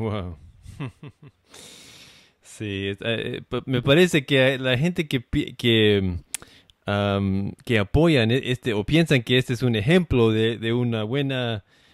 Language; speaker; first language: Spanish; non-native, learner; English